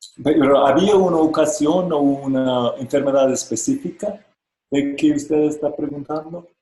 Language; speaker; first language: Spanish; non-native, fluent; English